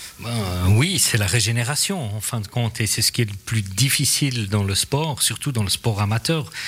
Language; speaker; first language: French; non-native, local second language; English